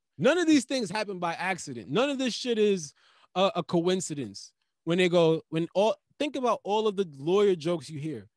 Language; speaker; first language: English; native; English